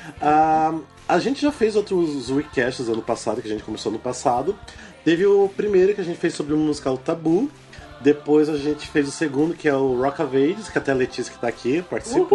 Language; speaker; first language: Portuguese; native; Portuguese